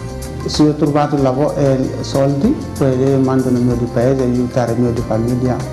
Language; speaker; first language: Italian; non-native, learner; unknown